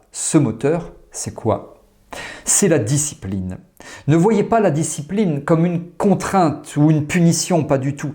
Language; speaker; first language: French; native; French